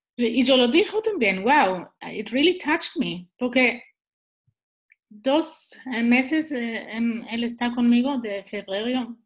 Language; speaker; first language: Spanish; non-native, learner; Swiss German